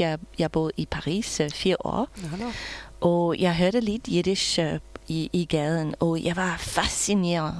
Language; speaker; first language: Danish; non-native, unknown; English